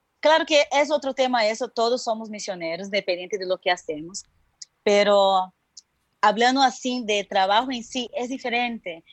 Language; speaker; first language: Spanish; non-native, fluent; Portuguese